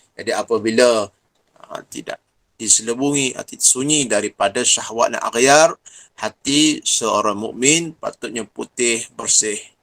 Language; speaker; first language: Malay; native; Malay